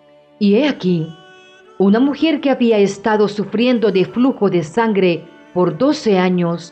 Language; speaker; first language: Spanish; native; Spanish